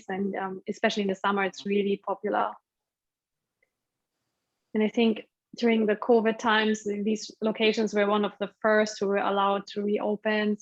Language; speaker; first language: English; non-native, fluent; German